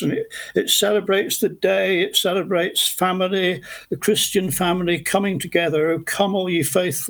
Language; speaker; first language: English; native; English